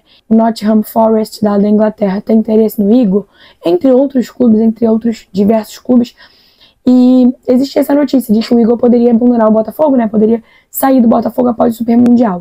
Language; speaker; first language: Portuguese; native; Portuguese